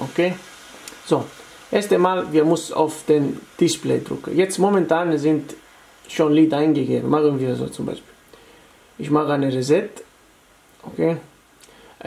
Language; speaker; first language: German; non-native, fluent; Italian